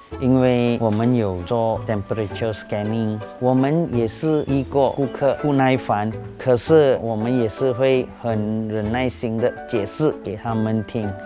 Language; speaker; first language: Chinese; non-native, local second language; Tamil